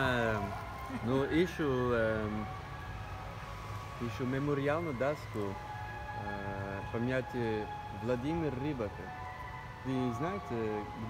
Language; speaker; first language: Russian; non-native, learner; Norwegian